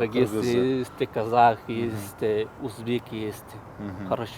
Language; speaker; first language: Russian; non-native, learner; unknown